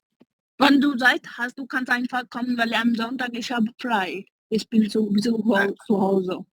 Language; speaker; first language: German; non-native, learner; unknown